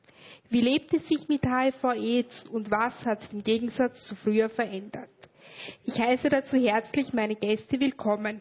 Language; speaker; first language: German; native; German